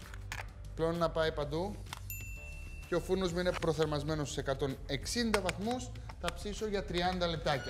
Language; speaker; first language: Greek; native; Greek